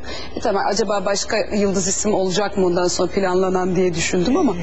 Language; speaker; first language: Turkish; native; Turkish